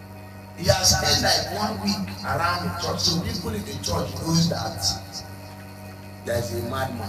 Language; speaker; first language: English; non-native, local second language; Igbo